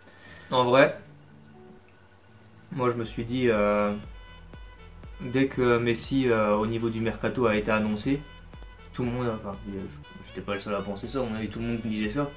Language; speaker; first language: French; native; French